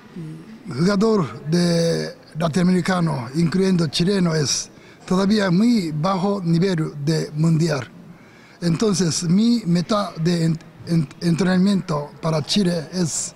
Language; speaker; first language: Spanish; non-native, learner; Japanese